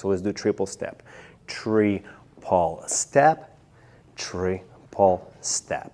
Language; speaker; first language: English; non-native, fluent; Russian